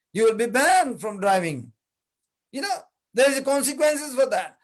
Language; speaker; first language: English; non-native, local second language; Urdu